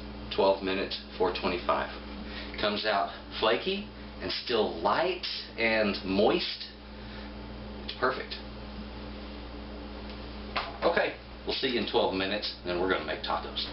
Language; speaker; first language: English; native; English